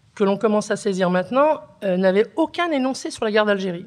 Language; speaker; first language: French; early bilingual, other home language; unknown